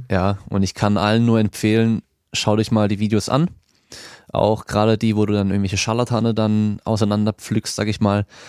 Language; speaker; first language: German; native; German